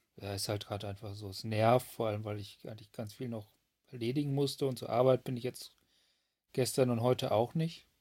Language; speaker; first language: German; native; German